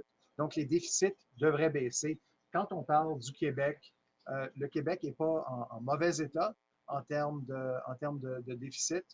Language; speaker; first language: French; native; French